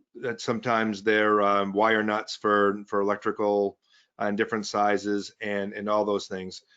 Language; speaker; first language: English; native; English